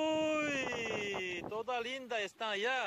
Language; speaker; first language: Spanish; non-native, learner; Korean